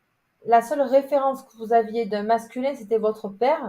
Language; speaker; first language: French; native; French